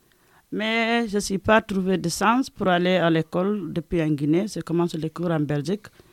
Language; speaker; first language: French; non-native, learner; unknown